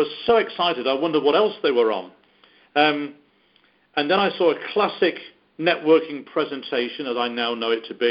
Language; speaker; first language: English; native; English